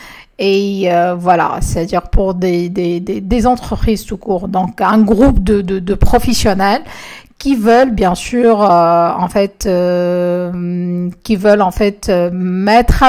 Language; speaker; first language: French; non-native, local second language; Arabic